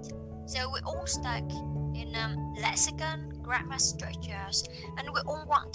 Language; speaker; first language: English; non-native, learner; Vietnamese